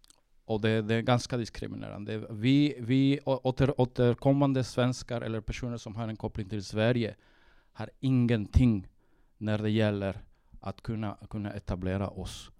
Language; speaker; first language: Swedish; early bilingual, heritage; Swedish